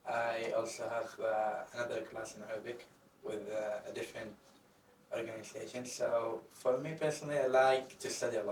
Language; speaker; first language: English; non-native, fluent; Arabic